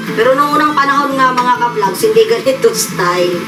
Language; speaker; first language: Filipino; native; Filipino